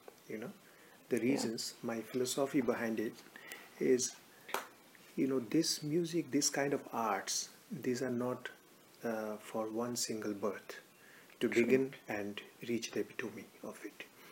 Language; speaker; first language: English; non-native, local second language; Bangla